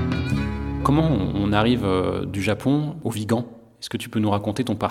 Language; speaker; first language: French; native; French